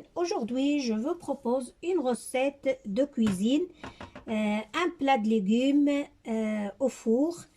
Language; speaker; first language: French; non-native, local second language; Arabic